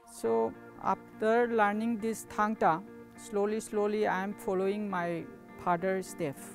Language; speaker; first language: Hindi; non-native, local second language; Manipuri